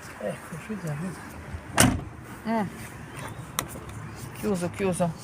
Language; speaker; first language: Italian; non-native, learner; Ukrainian